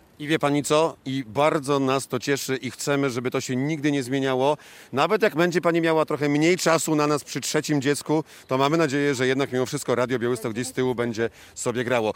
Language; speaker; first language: Polish; native; Polish